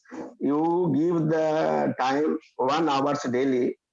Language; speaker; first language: English; non-native, learner; Hindi